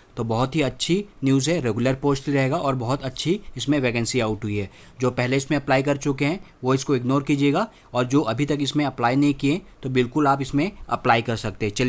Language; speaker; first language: Hindi; native; Hindi